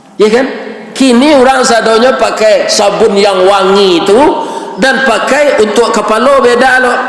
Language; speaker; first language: Malay; non-native, local second language; Minangkabau